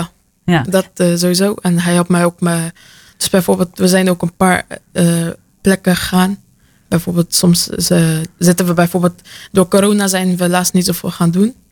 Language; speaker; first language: Dutch; early bilingual, other home language; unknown